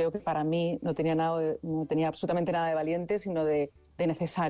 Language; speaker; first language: Spanish; native; Spanish